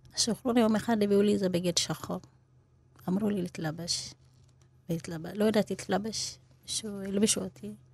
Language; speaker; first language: Hebrew; non-native, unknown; Amharic